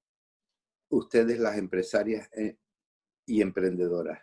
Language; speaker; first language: Spanish; native; Spanish